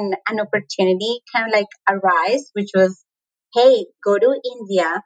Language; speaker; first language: English; non-native, fluent; Spanish